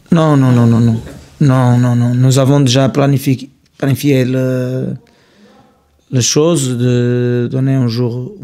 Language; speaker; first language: French; non-native, fluent; Portuguese